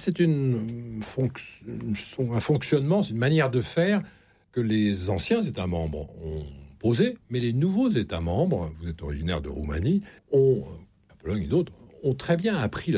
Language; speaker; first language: French; native; French